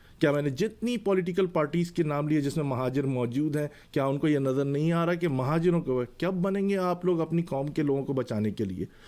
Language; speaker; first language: Urdu; native; Urdu